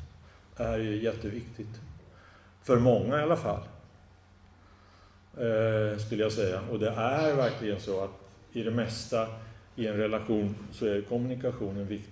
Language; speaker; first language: Swedish; native; Swedish